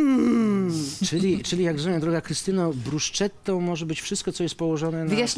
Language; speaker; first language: Polish; native; Polish